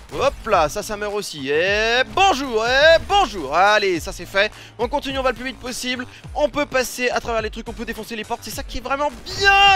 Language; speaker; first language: French; native; French